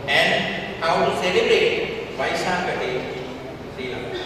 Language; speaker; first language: English; non-native, learner; Sinhala